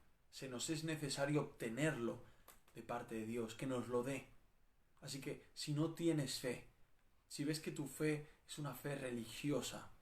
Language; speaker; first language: Spanish; native; Spanish